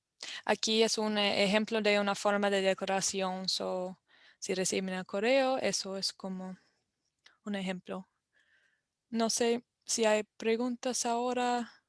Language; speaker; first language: Spanish; non-native, fluent; English